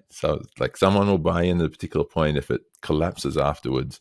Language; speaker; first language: English; native; English